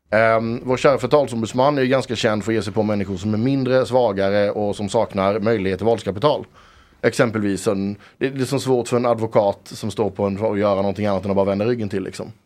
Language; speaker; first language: Swedish; native; Swedish